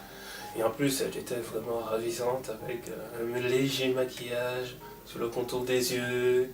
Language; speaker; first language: French; native; French